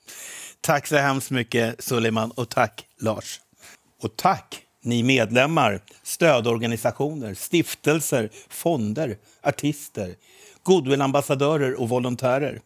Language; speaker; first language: Swedish; native; Swedish